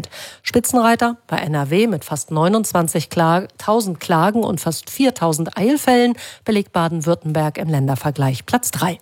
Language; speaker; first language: German; native; German